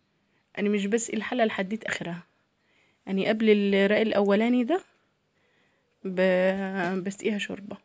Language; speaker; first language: Arabic; native; Arabic